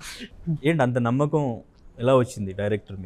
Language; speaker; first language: Telugu; native; Telugu